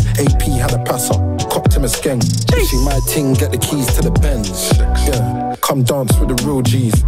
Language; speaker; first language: English; native; English